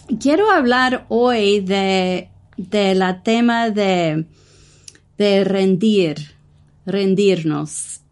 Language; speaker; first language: Spanish; non-native, learner; English